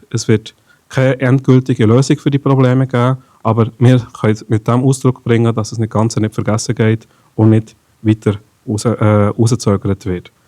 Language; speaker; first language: German; non-native, local second language; Tamil